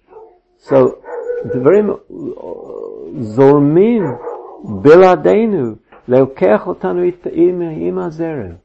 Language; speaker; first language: Hebrew; non-native, fluent; English